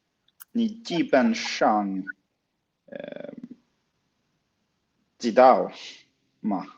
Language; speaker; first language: Chinese; non-native, learner; Swedish